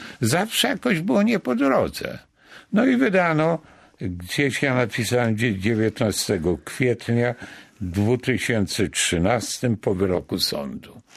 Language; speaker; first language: Polish; native; Polish